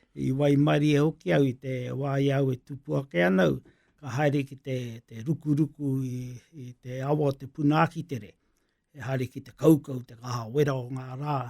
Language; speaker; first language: Māori; native; Māori